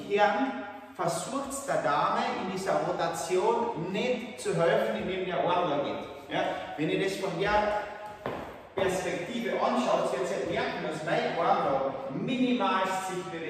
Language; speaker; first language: German; native; German